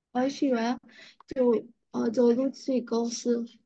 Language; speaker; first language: Chinese; non-native, learner; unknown